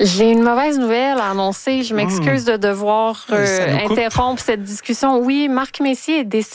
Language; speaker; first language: French; native; French